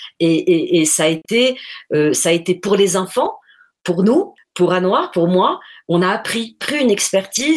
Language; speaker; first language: French; non-native, local second language; Arabic